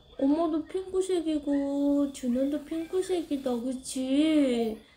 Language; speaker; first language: Korean; native; Korean